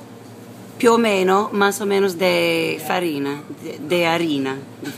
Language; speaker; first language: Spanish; non-native, learner; English